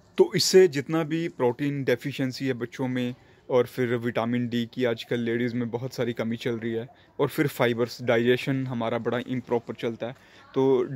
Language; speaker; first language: Hindi; non-native, local second language; Punjabi